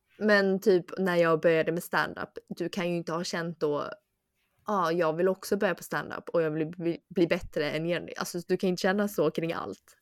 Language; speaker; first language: Swedish; early bilingual, other home language; Chinese